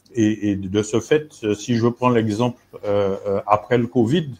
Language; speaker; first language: French; native; French